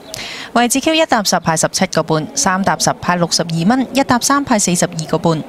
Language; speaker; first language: Cantonese; native; Cantonese